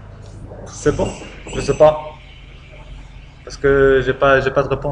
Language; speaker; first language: French; non-native, fluent; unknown